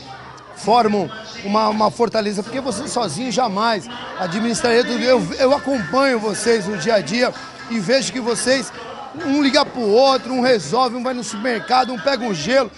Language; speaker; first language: Portuguese; native; Portuguese